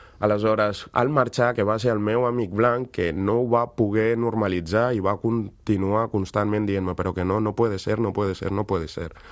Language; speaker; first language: Catalan; early bilingual, other home language; Wolof